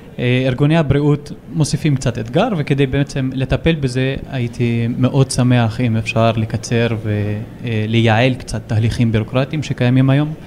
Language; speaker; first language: Hebrew; non-native, local second language; Arabic